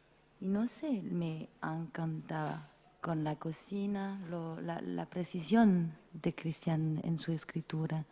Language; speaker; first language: Spanish; non-native, fluent; French